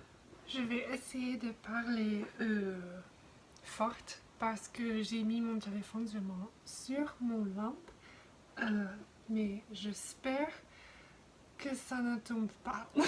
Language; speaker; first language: French; non-native, fluent; English